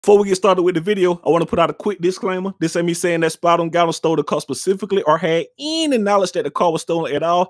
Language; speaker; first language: English; native; English